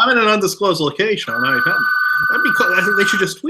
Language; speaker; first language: English; native; English